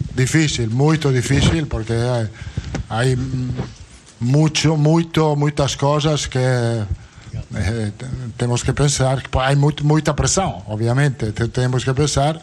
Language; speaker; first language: Portuguese; non-native, fluent; Italian